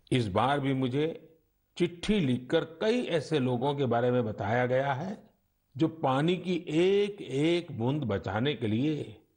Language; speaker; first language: Hindi; non-native, local second language; Gujarati